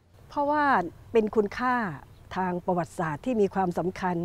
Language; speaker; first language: Thai; native; Thai